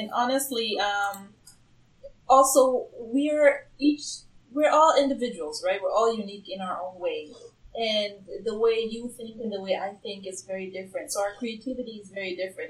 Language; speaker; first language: English; non-native, local second language; Swahili